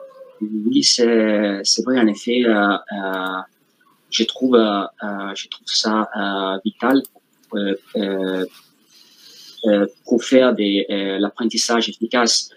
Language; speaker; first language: French; non-native, fluent; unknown